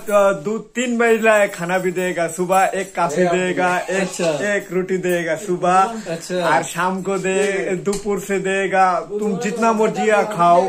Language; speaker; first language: Hindi; non-native, learner; Bangla